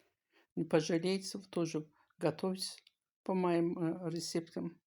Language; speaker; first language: Russian; non-native, local second language; Azerbaijani